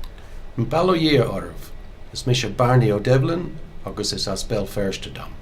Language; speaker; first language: Irish; non-native, local second language; English